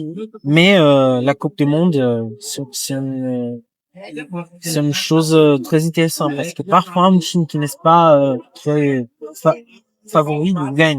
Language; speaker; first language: French; non-native, learner; Portuguese